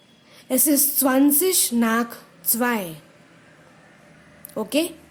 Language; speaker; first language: German; non-native, fluent; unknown